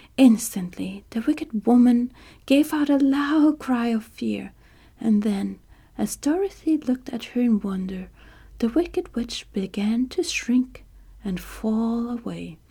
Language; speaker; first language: English; non-native, fluent; German